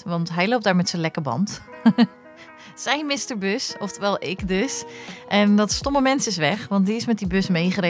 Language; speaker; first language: Dutch; native; Dutch